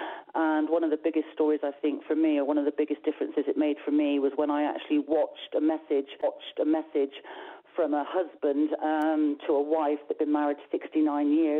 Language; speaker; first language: English; native; English